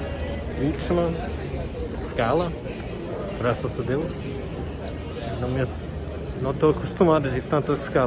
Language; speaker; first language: Portuguese; non-native, fluent; English